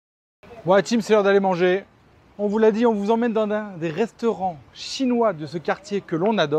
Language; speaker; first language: French; native; French